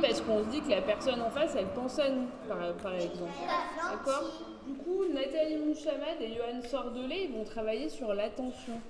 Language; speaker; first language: French; native; French